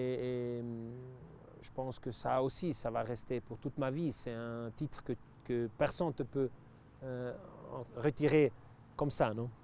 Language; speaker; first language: French; non-native, local second language; Italian